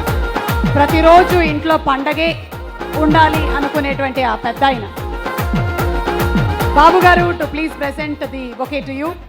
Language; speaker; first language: Telugu; native; Telugu